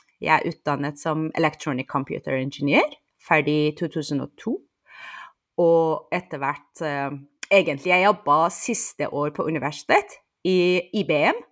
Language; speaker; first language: Norwegian; non-native, fluent; Persian